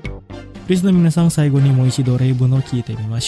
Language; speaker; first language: Japanese; non-native, fluent; Indonesian